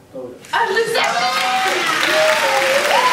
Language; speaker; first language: French; native; French